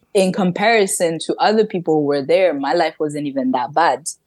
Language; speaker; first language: English; early bilingual, other home language; French